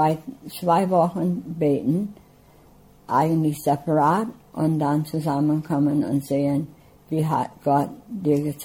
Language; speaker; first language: German; early bilingual, heritage; English